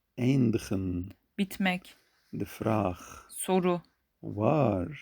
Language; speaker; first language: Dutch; non-native, learner; Turkish